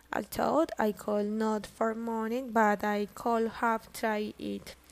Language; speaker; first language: English; non-native, learner; Spanish